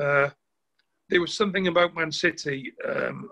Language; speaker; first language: English; native; English